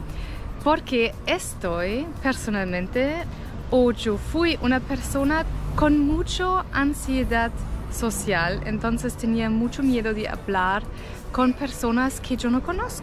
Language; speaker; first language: Spanish; non-native, fluent; German